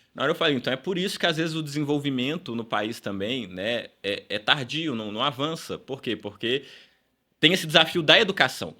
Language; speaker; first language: Portuguese; early bilingual, other home language; Upper Guinea Crioulo